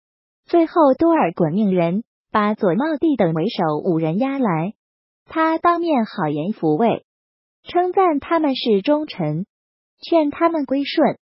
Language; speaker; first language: Chinese; native; Chinese